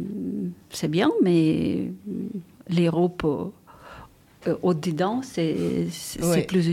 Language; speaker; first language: French; non-native, fluent; Ukrainian